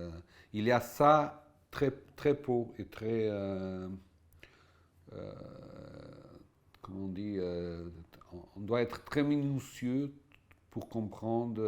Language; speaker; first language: French; non-native, fluent; Portuguese